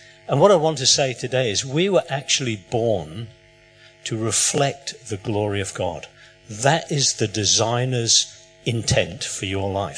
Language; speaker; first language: English; native; English